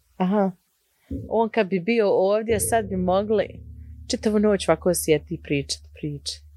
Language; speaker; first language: Croatian; early bilingual, heritage; Croatian